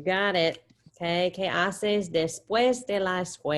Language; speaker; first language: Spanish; non-native, fluent; English